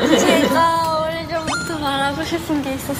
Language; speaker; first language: Korean; early bilingual, heritage; English